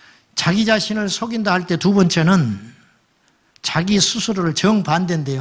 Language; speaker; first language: Korean; native; Korean